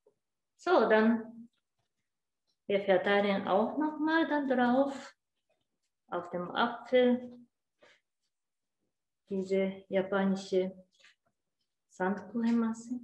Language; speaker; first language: German; non-native, learner; Japanese